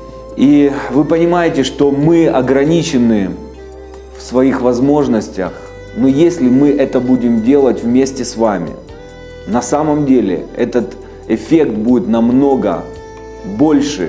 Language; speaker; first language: Russian; native; Russian